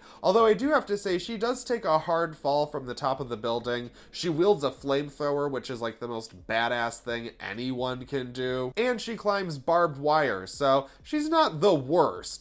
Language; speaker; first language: English; native; English